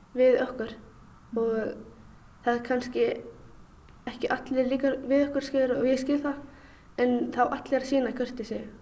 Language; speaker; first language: Icelandic; non-native, fluent; Arabic